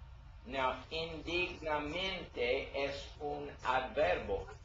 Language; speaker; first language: Spanish; non-native, learner; English